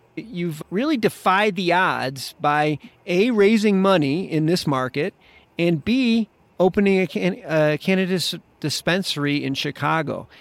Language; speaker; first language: English; native; English